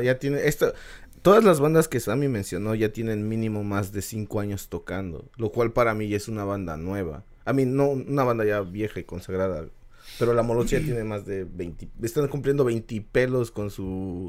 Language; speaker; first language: Spanish; native; Spanish